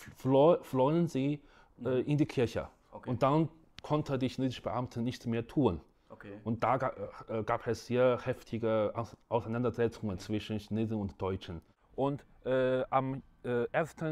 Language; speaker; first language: German; non-native, fluent; Chinese